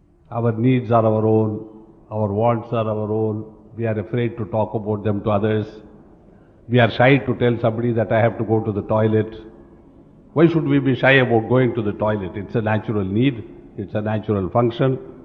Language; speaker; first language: English; non-native, local second language; Tamil